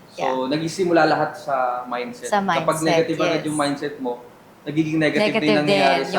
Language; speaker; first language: Filipino; native; Filipino